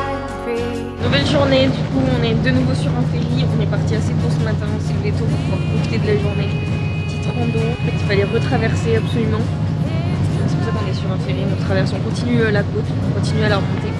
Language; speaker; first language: French; native; French